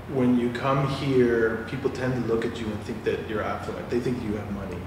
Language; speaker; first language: English; native; English